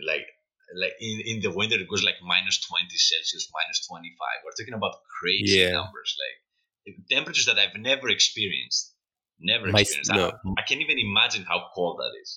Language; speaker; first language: English; non-native, fluent; Greek